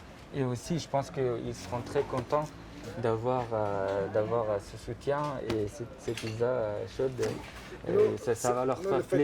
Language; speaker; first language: French; non-native, fluent; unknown